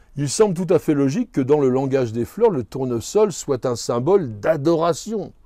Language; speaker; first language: French; native; French